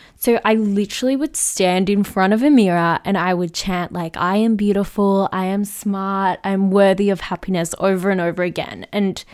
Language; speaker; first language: English; native; English